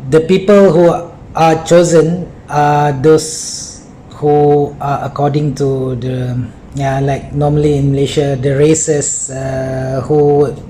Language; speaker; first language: English; non-native, local second language; Malay